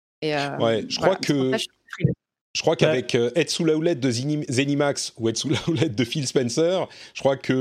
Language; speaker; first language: French; native; French